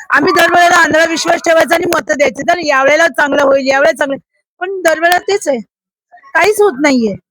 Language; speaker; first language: Marathi; native; Marathi